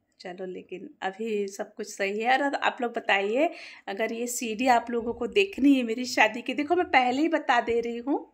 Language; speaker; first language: Hindi; non-native, local second language; Gujarati